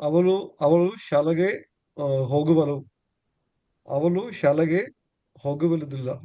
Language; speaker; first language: Kannada; non-native, learner; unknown